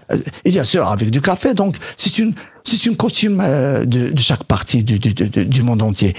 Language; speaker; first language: French; non-native, local second language; Arabic